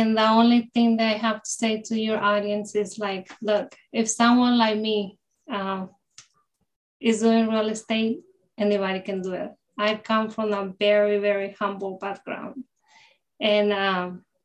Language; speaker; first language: English; early bilingual, other home language; Spanish